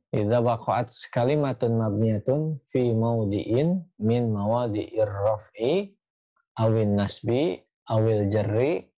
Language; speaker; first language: Arabic; non-native, fluent; Indonesian